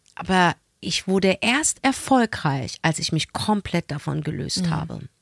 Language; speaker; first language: German; early bilingual, other home language; Arabic